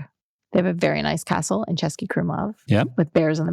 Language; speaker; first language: English; native; English